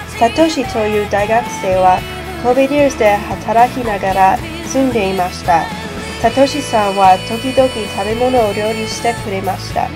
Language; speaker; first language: Japanese; non-native, learner; English